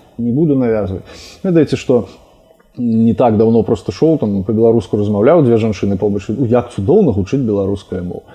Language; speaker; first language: Belarusian; non-native, local second language; Russian